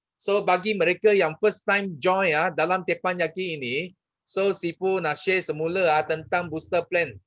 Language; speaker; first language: Malay; non-native, local second language; Chinese